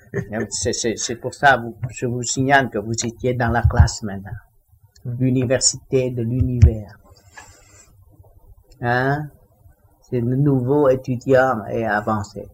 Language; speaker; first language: French; non-native, learner; Vietnamese